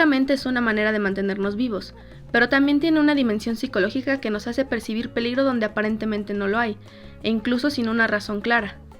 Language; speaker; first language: Spanish; native; Spanish